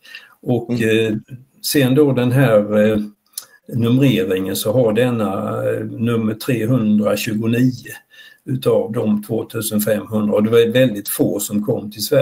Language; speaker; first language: Swedish; native; Swedish